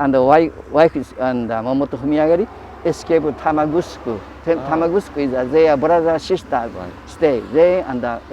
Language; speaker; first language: English; non-native, learner; Japanese